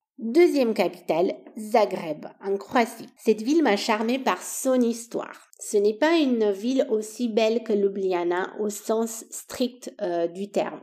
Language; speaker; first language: French; non-native, fluent; Romanian